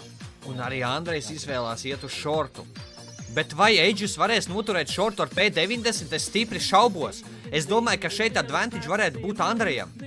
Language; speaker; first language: Latvian; native; Latvian